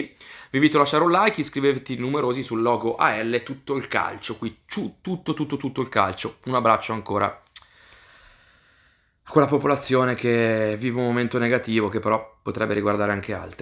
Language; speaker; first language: Italian; native; Italian